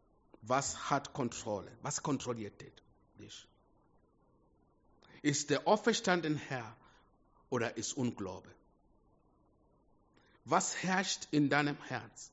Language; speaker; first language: German; non-native, fluent; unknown